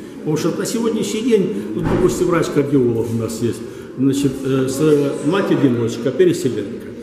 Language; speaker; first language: Russian; native; Russian